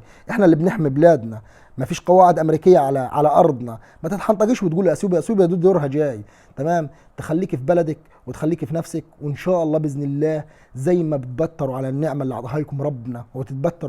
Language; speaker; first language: Arabic; native; Arabic